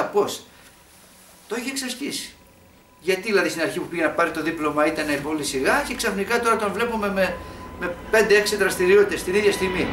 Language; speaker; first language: Greek; native; Greek